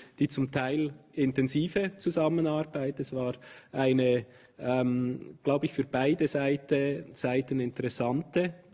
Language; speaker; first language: German; native; German